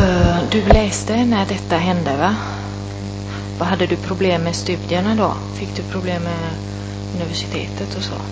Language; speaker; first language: Swedish; non-native, fluent; Italian